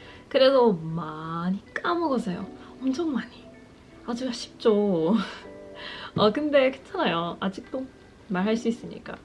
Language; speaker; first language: Korean; non-native, fluent; English